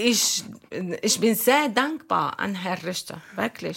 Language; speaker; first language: German; non-native, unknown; Arabic